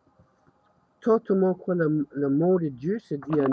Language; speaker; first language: French; non-native, learner; English